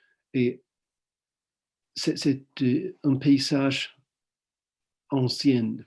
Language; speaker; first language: French; non-native, fluent; Swedish